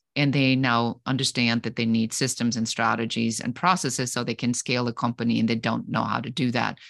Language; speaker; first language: English; non-native, fluent; German